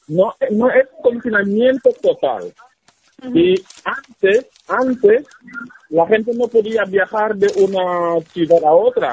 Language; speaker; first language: Spanish; non-native, fluent; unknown